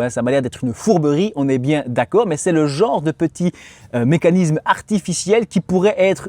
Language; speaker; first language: French; native; French